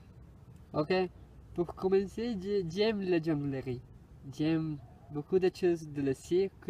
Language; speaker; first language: French; non-native, learner; Spanish